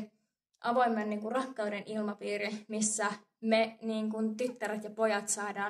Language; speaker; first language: Finnish; native; Finnish